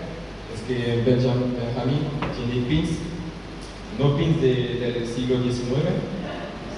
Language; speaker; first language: Spanish; non-native, learner; French